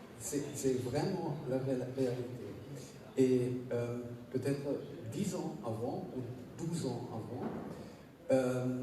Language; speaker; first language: French; non-native, learner; German